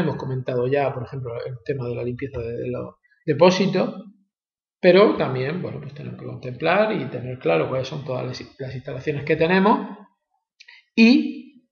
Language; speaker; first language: Spanish; native; Spanish